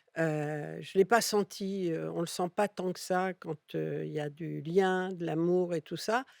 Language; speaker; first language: French; early bilingual, other home language; Catalan